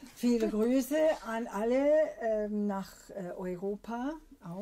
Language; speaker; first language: German; non-native, fluent; English